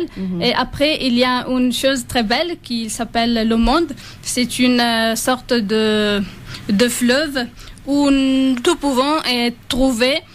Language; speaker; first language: French; non-native, fluent; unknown